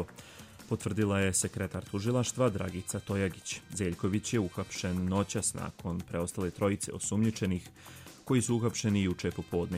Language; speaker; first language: Croatian; native; Croatian